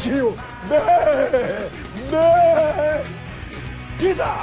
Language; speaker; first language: Spanish; native; Spanish